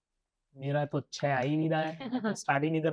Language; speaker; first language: Hindi; native; Hindi